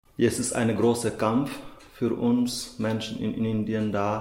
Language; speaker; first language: German; non-native, fluent; Hindi